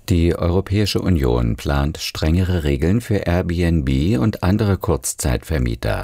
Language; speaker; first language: German; native; German